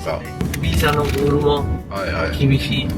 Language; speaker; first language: Japanese; non-native, learner; Sinhala